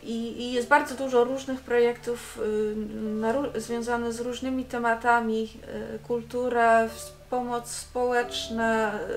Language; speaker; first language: Polish; non-native, fluent; Dutch